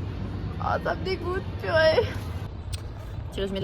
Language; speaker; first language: French; native; French